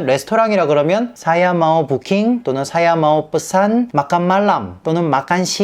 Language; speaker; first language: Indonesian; non-native, fluent; Korean